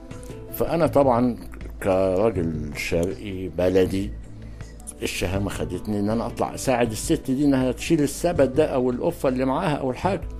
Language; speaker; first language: Arabic; native; Arabic